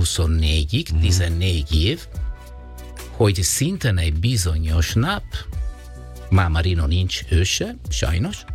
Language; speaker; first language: Hungarian; non-native, learner; Italian